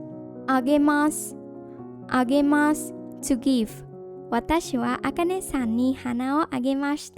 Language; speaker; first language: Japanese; non-native, fluent; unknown